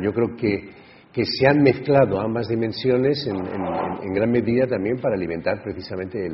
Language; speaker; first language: Spanish; native; Spanish